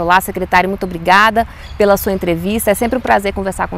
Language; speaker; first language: Portuguese; native; Portuguese